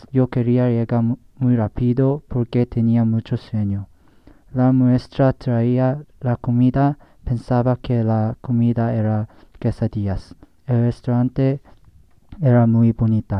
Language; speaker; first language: Spanish; non-native, learner; English